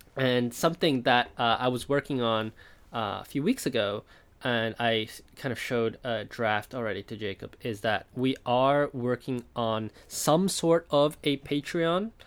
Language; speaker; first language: English; non-native, fluent; Chinese